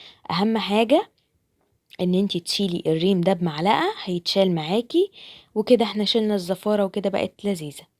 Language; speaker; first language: Arabic; native; Arabic